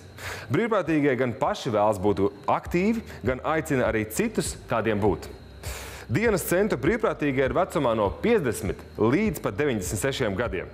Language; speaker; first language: Latvian; native; Latvian